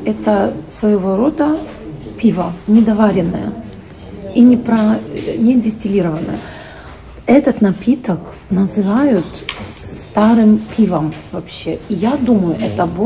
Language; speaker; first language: Russian; native; Russian